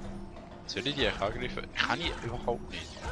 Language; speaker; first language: German; native; German